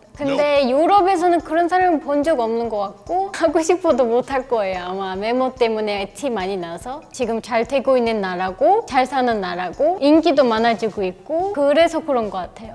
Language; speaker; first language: Korean; non-native, fluent; Turkish